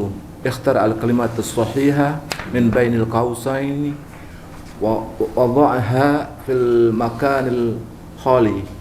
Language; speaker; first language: Arabic; non-native, learner; Indonesian